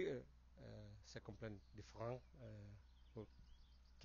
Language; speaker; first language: French; non-native, learner; Italian